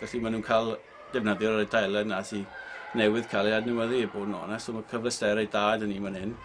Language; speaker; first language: Welsh; native; Welsh